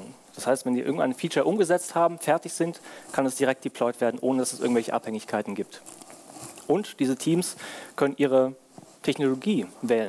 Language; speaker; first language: German; native; German